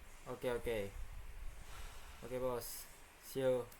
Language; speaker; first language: English; non-native, learner; Indonesian